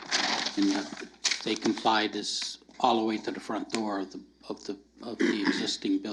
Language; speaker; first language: English; native; English